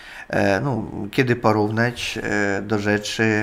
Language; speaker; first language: Polish; non-native, learner; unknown